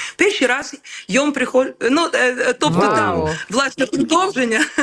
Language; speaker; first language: Ukrainian; native; Ukrainian